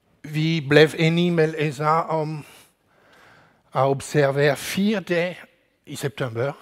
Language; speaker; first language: Danish; non-native, learner; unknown